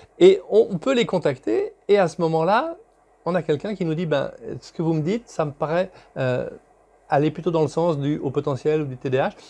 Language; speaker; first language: French; native; French